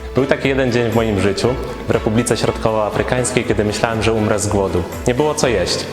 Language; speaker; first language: Polish; native; Polish